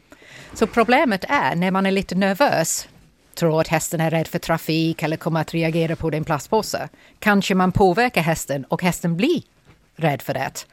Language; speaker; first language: Swedish; non-native, fluent; English